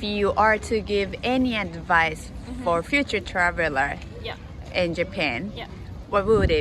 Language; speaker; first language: English; non-native, learner; Japanese